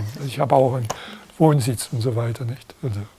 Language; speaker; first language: German; non-native, fluent; French